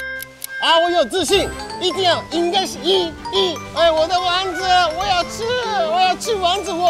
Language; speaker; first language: Chinese; non-native, fluent; Japanese